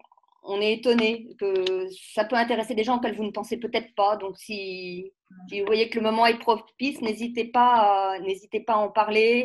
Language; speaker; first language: French; native; French